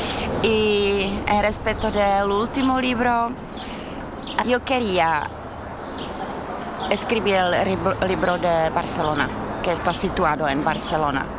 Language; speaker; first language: Spanish; non-native, learner; Czech